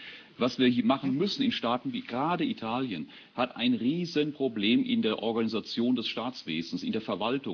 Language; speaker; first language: German; native; German